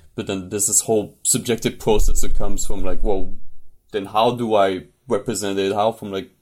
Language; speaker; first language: English; non-native, fluent; French